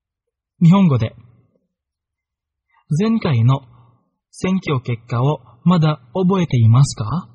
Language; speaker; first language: Japanese; non-native, fluent; Indonesian